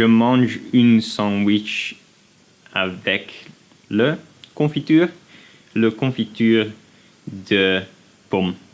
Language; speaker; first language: French; non-native, learner; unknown